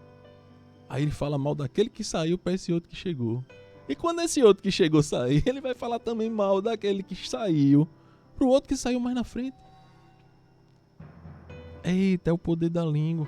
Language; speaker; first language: Portuguese; native; Portuguese